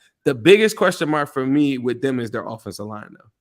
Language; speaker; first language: English; native; English